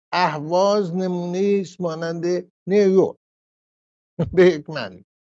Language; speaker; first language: Persian; native; Persian